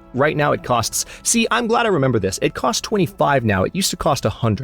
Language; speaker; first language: English; native; English